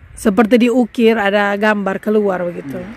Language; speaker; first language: Indonesian; non-native, learner; German